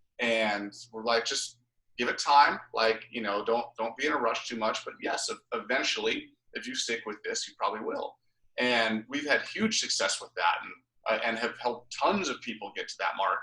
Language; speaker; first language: English; native; English